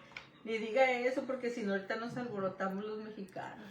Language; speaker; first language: Spanish; native; Spanish